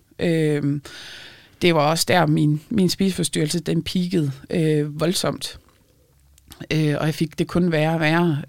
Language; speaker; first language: Danish; early bilingual, other home language; Lithuanian